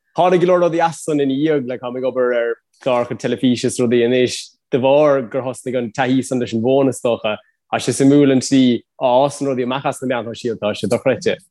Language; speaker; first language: Irish; native; Irish